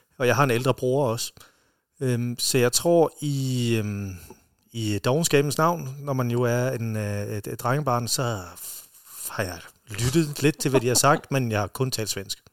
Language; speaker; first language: Danish; early bilingual, heritage; Danish